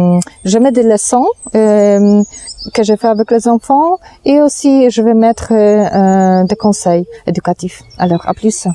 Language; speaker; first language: French; non-native, fluent; Polish